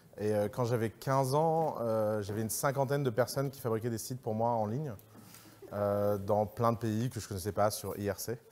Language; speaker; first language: French; early bilingual, other home language; Arabic